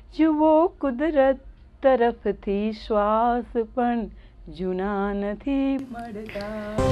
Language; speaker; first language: Gujarati; native; Gujarati